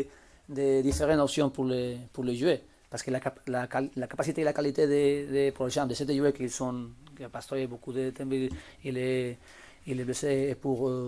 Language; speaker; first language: French; non-native, learner; Spanish